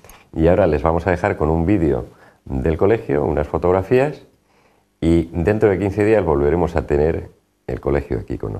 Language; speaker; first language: Spanish; native; Spanish